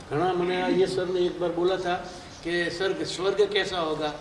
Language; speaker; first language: Hindi; non-native, local second language; Gujarati